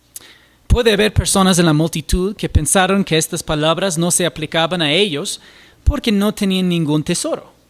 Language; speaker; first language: Spanish; non-native, fluent; English